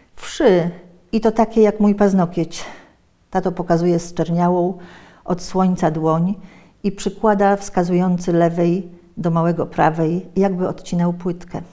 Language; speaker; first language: Polish; native; Polish